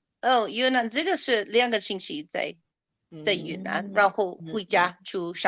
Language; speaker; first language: Chinese; non-native, learner; English